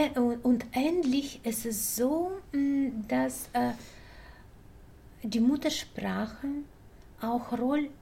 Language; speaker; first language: German; non-native, learner; Russian